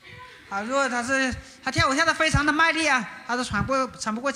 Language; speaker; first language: Chinese; native; Chinese